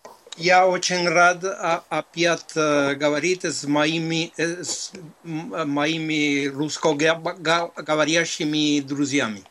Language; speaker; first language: Russian; non-native, fluent; Spanish